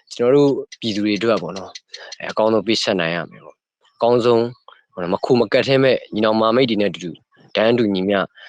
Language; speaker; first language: Burmese; native; Burmese